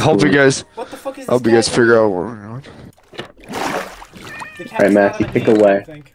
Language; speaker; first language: English; native; English